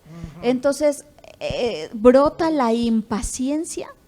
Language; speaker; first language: Spanish; native; Spanish